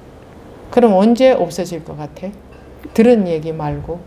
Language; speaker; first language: Korean; native; Korean